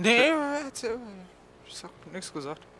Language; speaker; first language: German; native; German